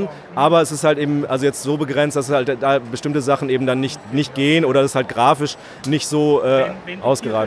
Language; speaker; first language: German; native; German